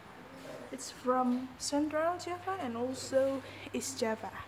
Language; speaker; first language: English; non-native, learner; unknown